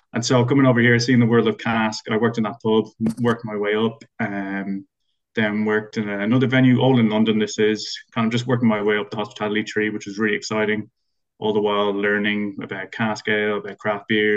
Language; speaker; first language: English; native; English